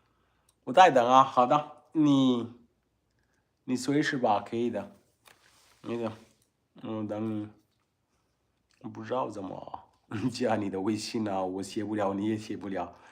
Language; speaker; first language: Chinese; non-native, learner; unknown